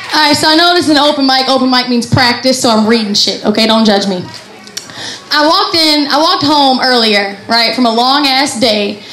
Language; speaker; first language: English; native; English